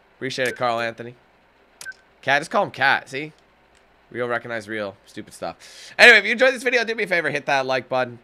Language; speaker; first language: English; native; English